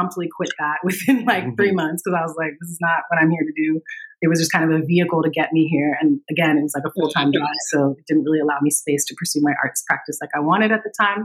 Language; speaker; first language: English; native; English